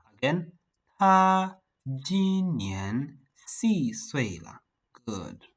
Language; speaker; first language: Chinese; non-native, fluent; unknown